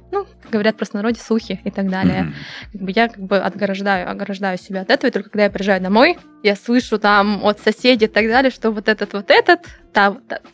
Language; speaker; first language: Russian; non-native, local second language; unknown